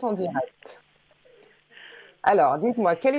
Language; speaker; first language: French; native; French